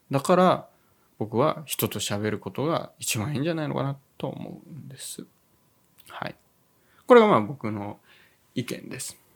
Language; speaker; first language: Japanese; native; Japanese